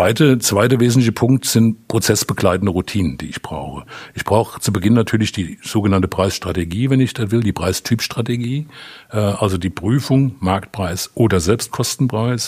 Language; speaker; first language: German; native; German